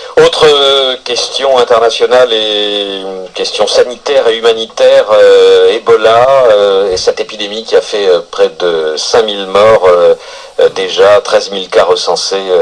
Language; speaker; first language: French; native; French